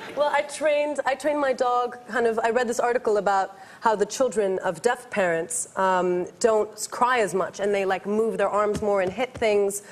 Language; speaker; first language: English; native; English